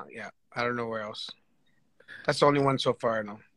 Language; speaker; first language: English; native; English